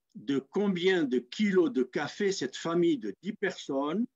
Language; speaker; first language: French; non-native, local second language; Kabyle